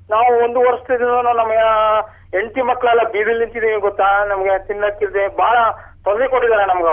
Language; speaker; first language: Kannada; native; Kannada